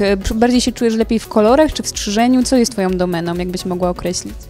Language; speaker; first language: Polish; native; Polish